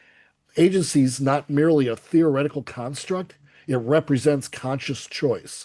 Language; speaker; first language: English; native; English